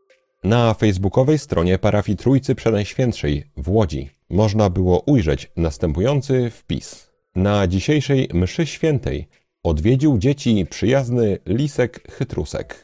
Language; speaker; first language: Polish; native; Polish